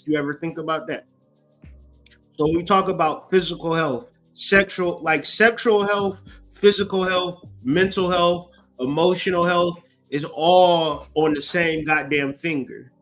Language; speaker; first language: English; native; English